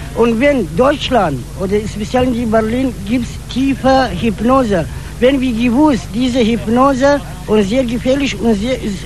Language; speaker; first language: German; non-native, learner; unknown